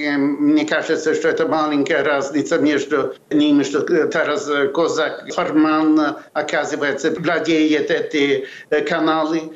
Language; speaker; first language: Russian; non-native, fluent; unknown